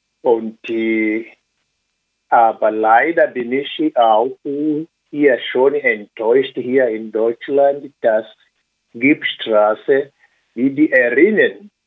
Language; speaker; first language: German; non-native, learner; Swahili